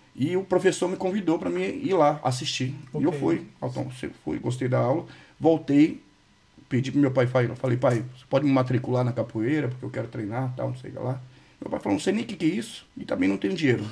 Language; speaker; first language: Portuguese; native; Portuguese